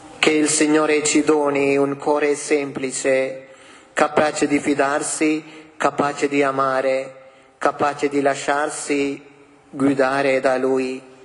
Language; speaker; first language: Italian; non-native, fluent; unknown